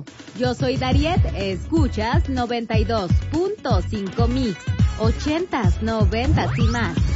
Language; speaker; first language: Spanish; native; Spanish